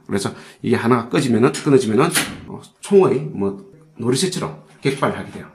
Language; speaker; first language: Korean; native; Korean